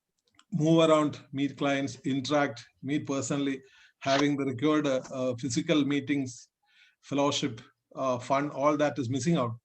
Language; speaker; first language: English; non-native, local second language; Malayalam